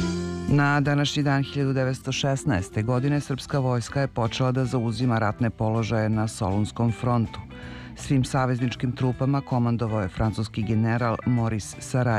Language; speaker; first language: Serbian; native; Serbian